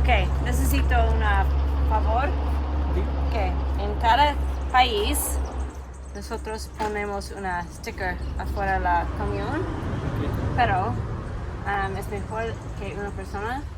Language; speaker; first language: Spanish; non-native, learner; English